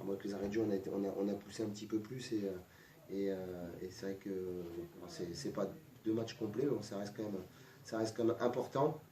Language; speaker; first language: French; native; French